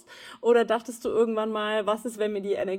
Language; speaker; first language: German; native; German